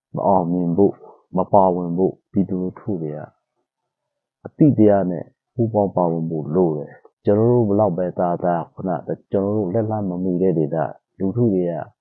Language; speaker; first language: Burmese; non-native, local second language; Shwe Palaung